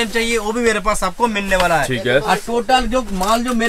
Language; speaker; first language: Hindi; non-native, local second language; Bangla